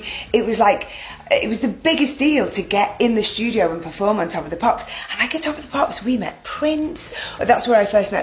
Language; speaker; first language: English; native; English